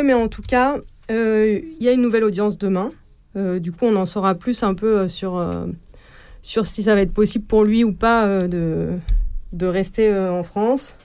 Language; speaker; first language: French; native; French